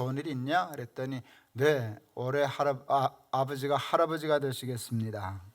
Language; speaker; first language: Korean; native; Korean